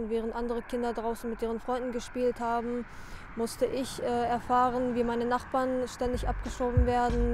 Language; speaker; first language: German; early bilingual, other home language; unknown